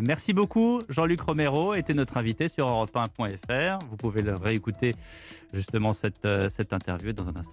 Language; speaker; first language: French; native; French